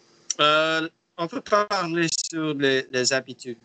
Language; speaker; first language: French; non-native, learner; English